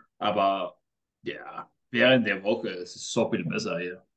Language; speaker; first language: German; non-native, fluent; Spanish